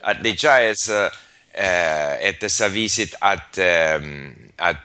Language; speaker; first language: Russian; non-native, learner; English